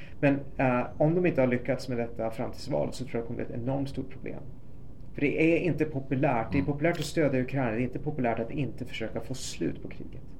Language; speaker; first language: Swedish; early bilingual, other home language; Persian